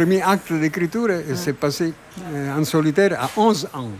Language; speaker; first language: French; non-native, fluent; Italian